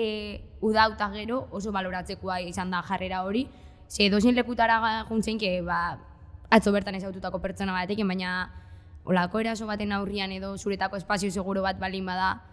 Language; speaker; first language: Basque; native; Basque